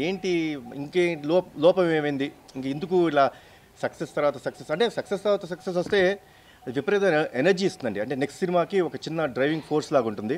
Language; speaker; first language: Telugu; native; Telugu